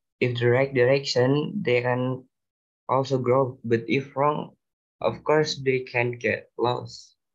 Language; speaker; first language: English; non-native, learner; Indonesian